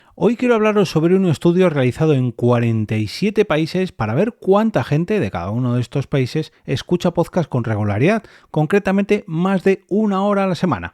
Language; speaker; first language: Spanish; native; Spanish